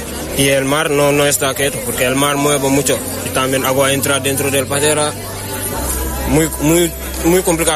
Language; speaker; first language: Spanish; non-native, learner; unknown